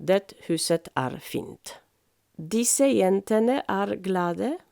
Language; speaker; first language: Norwegian; non-native, fluent; French